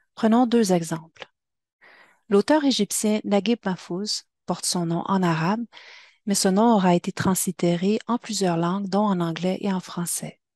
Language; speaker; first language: French; native; French